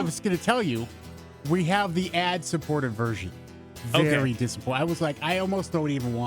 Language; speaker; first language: English; native; English